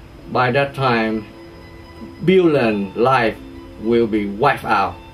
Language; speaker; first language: English; non-native, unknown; Vietnamese